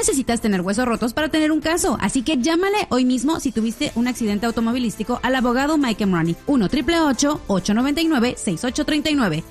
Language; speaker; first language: Spanish; native; Spanish